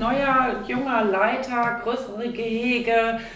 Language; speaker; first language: German; native; German